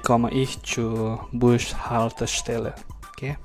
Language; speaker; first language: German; non-native, fluent; Indonesian